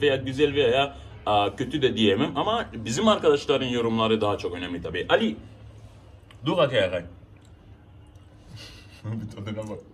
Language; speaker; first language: Turkish; non-native, fluent; Arabic